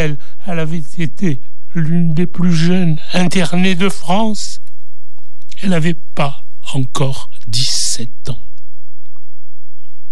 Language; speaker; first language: French; native; French